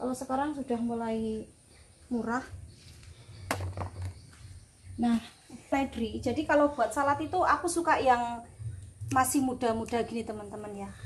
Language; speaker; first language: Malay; non-native, local second language; Javanese